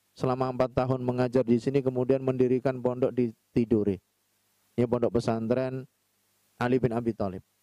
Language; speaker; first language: Indonesian; native; Indonesian